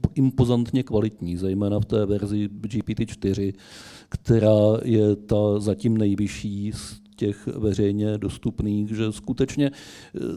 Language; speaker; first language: Czech; native; Czech